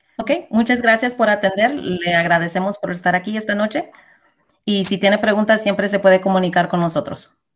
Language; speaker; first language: Spanish; early bilingual, heritage; Spanish